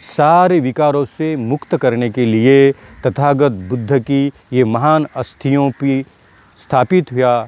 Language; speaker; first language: Hindi; non-native, local second language; Marathi